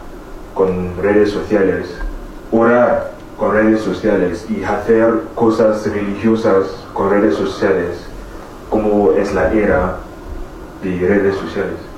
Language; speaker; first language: Spanish; non-native, fluent; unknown